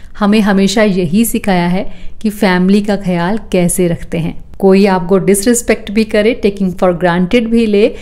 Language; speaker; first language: Hindi; native; Hindi